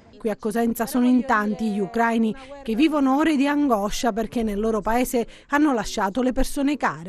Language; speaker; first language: Italian; native; Italian